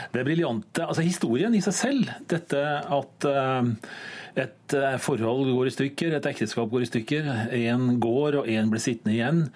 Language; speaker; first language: Norwegian; native; Norwegian